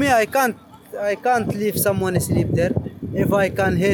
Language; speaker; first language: English; non-native, learner; Arabic